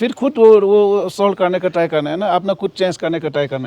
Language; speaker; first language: Hindi; non-native, local second language; Ladakhi